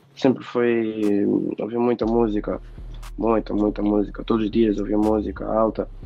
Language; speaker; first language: Portuguese; native; Portuguese